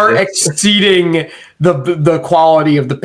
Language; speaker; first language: English; native; English